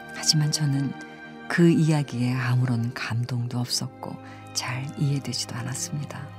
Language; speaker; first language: Korean; non-native, fluent; Persian